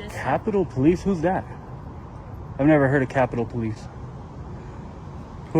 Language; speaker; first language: English; native; English